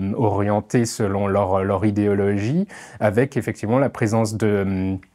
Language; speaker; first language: French; native; French